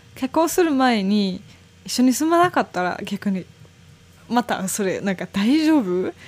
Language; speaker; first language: Japanese; non-native, fluent; German